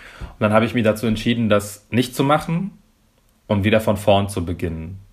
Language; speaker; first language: German; early bilingual, other home language; Persian